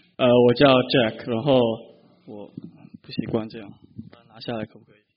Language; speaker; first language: Chinese; native; Chinese